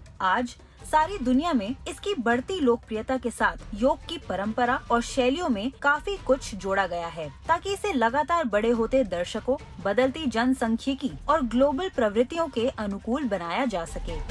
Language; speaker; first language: Hindi; native; Hindi